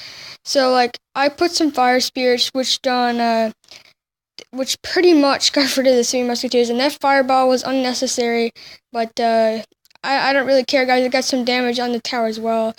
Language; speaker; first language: English; native; English